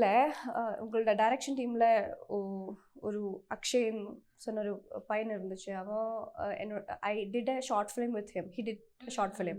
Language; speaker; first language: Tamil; non-native, learner; Malayalam